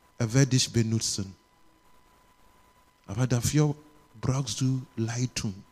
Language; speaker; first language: German; non-native, learner; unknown